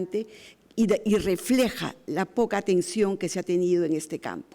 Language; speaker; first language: Spanish; native; Spanish